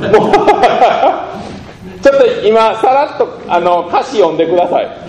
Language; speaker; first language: Japanese; native; Japanese